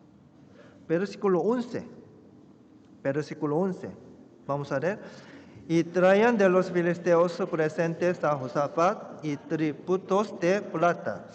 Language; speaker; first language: Spanish; non-native, fluent; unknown